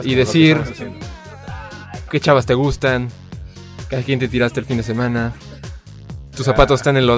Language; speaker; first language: Spanish; native; Spanish